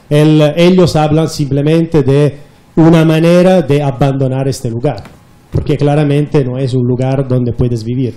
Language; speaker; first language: Spanish; non-native, fluent; Italian